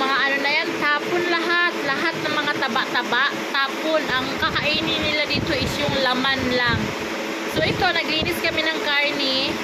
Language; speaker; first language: Filipino; native; Filipino